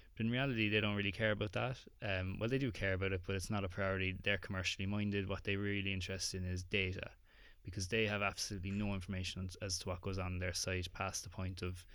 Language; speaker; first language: English; native; English